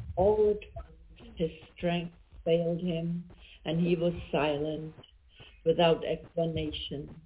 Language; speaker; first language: English; non-native, fluent; Czech